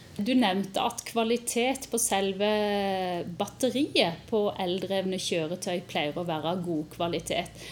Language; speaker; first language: Norwegian; native; Norwegian